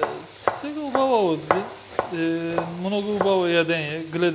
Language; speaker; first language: Macedonian; non-native, learner; Turkish